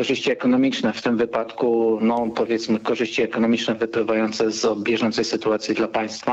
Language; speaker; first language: Polish; native; Polish